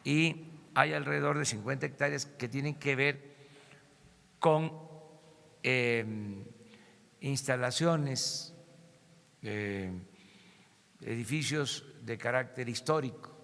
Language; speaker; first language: Spanish; native; Spanish